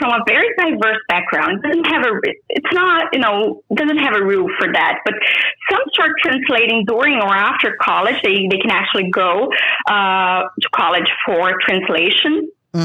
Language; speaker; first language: English; non-native, fluent; Portuguese